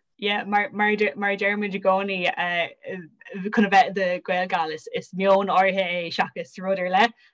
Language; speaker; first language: Irish; non-native, local second language; English